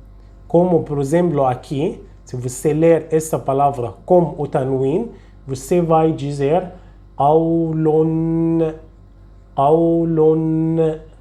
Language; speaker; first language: Portuguese; non-native, fluent; Arabic